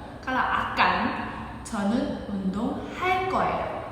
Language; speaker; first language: Korean; non-native, fluent; Indonesian